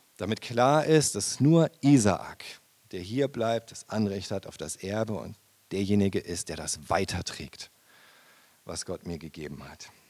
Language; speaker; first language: German; native; German